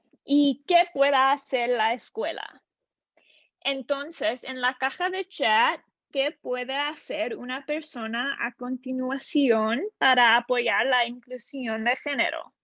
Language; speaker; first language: Spanish; non-native, learner; English